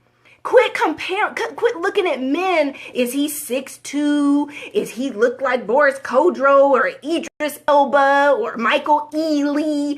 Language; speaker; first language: English; native; English